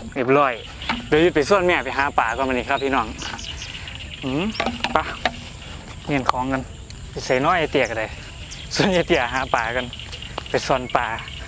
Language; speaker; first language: Thai; native; Thai